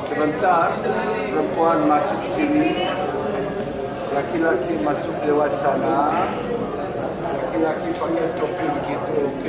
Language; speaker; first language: Indonesian; non-native, learner; Hebrew